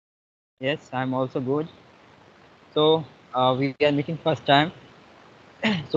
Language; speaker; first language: English; non-native, fluent; Hindi